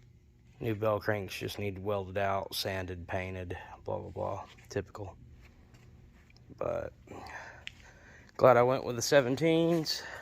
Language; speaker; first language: English; native; English